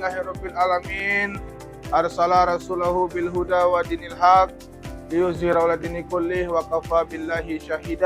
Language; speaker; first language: Indonesian; native; Indonesian